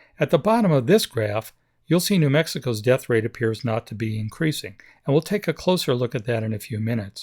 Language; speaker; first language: English; native; English